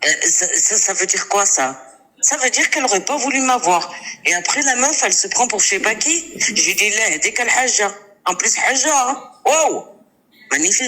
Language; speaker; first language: French; native; French